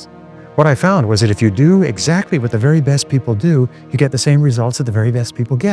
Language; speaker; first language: English; native; English